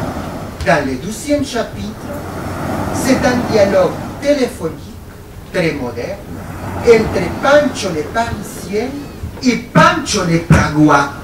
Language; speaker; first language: French; non-native, fluent; Spanish